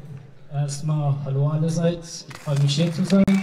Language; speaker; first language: German; early bilingual, other home language; Persian